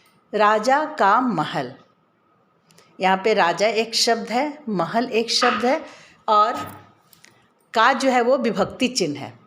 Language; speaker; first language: Hindi; native; Hindi